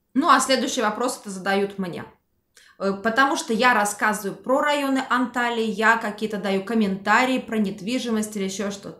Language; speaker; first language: Russian; native; Russian